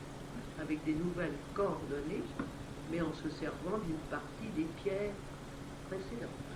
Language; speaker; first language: French; native; French